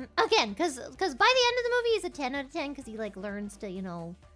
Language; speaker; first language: English; native; English